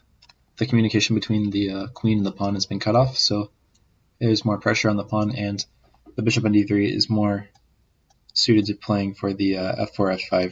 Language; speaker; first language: English; native; English